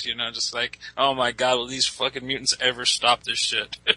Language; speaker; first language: English; native; English